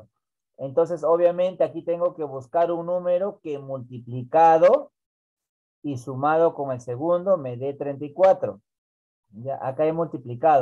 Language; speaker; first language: Spanish; native; Spanish